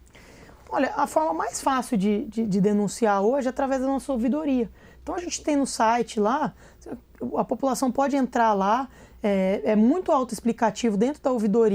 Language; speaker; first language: Portuguese; native; Portuguese